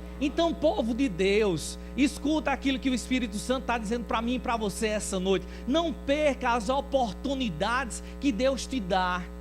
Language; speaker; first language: Portuguese; native; Portuguese